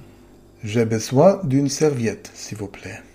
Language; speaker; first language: French; non-native, fluent; German